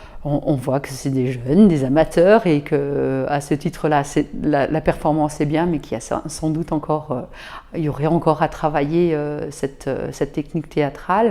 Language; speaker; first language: French; native; French